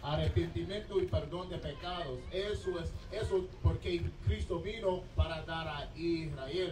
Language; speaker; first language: Spanish; non-native, learner; English